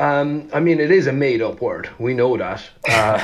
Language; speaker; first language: English; native; English